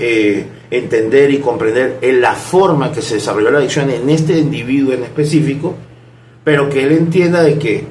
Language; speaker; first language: Spanish; native; Spanish